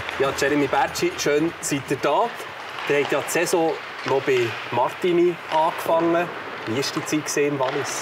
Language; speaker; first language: German; native; German